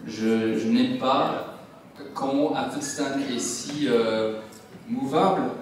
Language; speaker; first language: French; non-native, learner; English